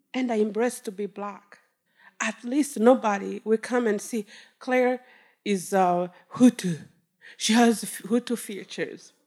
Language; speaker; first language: English; non-native, local second language; Kinyarwanda